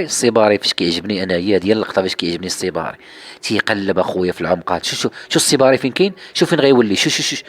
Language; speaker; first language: Arabic; native; Arabic